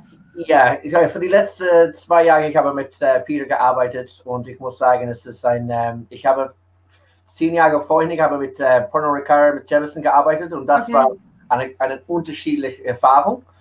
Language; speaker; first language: German; early bilingual, heritage; English